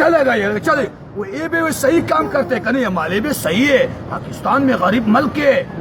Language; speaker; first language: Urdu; non-native, local second language; Pashto